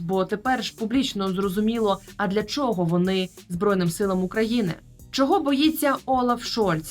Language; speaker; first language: Ukrainian; native; Ukrainian